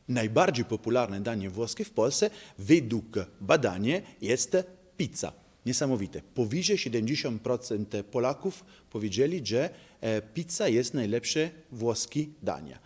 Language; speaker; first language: Polish; non-native, learner; Italian